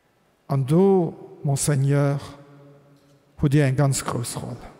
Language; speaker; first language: German; non-native, local second language; Luxembourgish